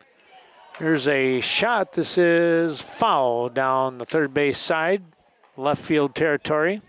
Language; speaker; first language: English; native; English